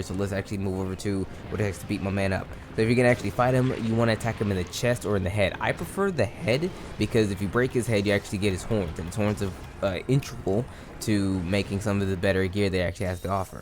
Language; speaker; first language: English; native; English